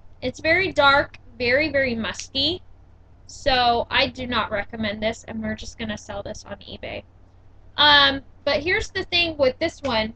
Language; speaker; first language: English; native; English